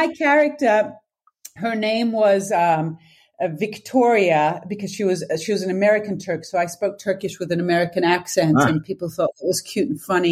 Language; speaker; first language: English; native; English